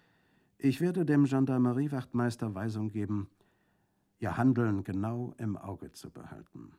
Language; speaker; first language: German; native; German